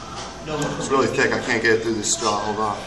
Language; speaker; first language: English; native; English